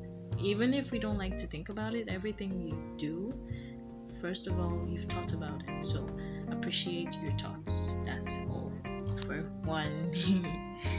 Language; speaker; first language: English; non-native, local second language; Yoruba